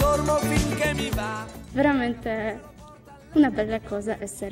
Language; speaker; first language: Italian; non-native, learner; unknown